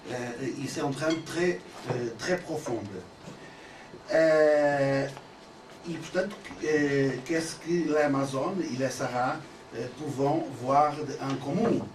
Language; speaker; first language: French; non-native, learner; Portuguese